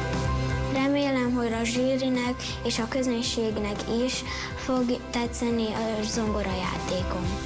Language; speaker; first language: Hungarian; non-native, learner; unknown